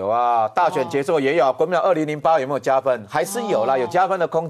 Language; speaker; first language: Chinese; native; Chinese